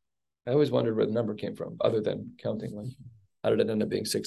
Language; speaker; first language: English; native; English